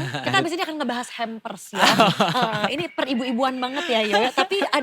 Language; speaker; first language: Indonesian; native; Indonesian